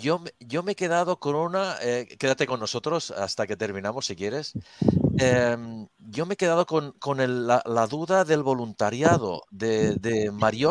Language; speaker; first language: Spanish; native; Spanish